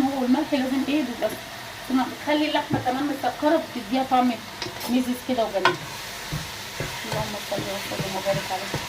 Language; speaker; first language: Arabic; native; Arabic